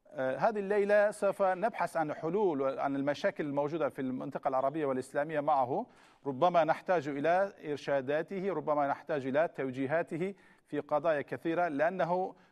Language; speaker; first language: Arabic; non-native, fluent; Turkish